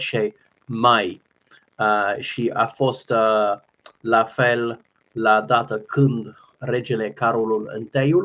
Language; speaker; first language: Romanian; non-native, learner; English